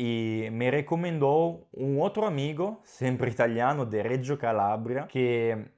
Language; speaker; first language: Portuguese; non-native, fluent; Italian